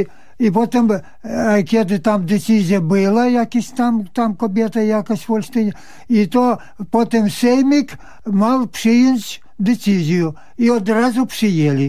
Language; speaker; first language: Polish; early bilingual, heritage; Polish